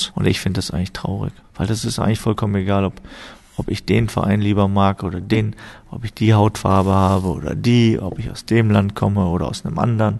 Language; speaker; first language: German; native; German